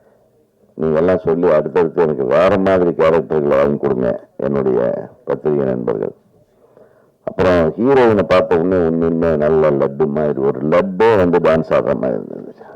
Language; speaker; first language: Tamil; native; Tamil